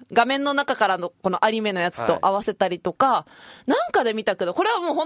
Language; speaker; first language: Japanese; native; Japanese